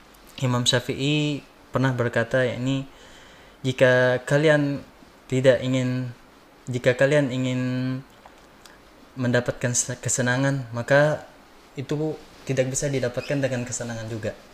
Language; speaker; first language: Indonesian; native; Indonesian